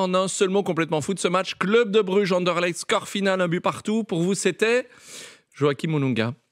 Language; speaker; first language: French; native; French